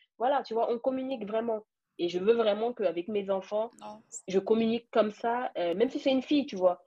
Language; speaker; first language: French; early bilingual, other home language; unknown